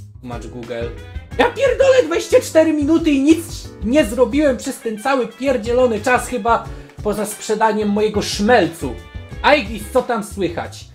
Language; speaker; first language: Polish; native; Polish